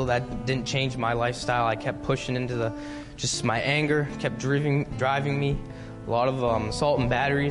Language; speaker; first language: English; native; English